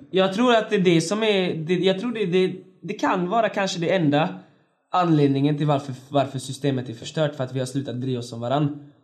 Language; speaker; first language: Swedish; native; Swedish